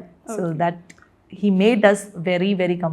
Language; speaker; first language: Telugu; non-native, learner; Malayalam